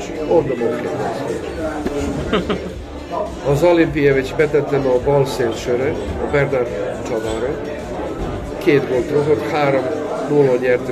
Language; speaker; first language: Hungarian; non-native, local second language; Serbian